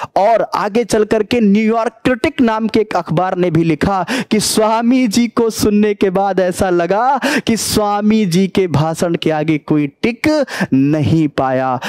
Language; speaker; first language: Hindi; native; Hindi